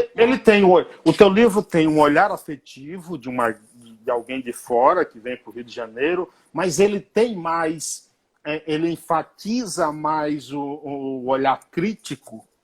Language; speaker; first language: Portuguese; native; Portuguese